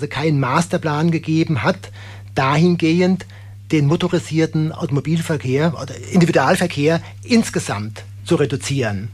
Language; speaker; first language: German; native; German